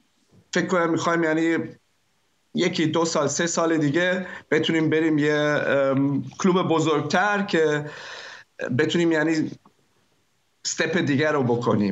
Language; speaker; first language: Persian; early bilingual, heritage; German